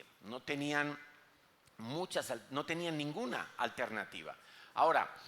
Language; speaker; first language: Spanish; native; Spanish